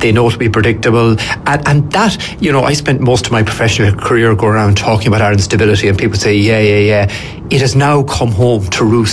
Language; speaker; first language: English; native; English